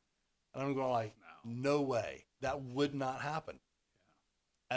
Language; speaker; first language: English; native; English